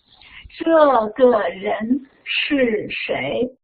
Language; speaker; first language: Chinese; non-native, fluent; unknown